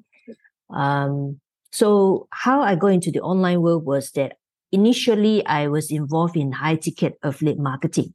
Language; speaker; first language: English; non-native, local second language; Chinese